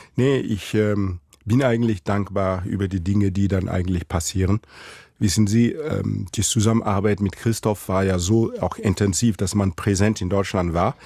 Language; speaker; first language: German; non-native, fluent; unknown